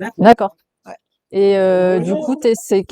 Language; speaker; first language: French; native; French